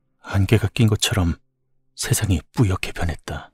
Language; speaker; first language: Korean; native; Korean